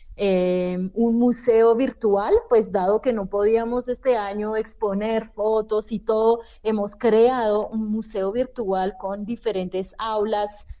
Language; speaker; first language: Spanish; non-native, fluent; French